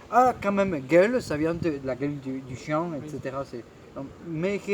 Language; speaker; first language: French; non-native, fluent; Spanish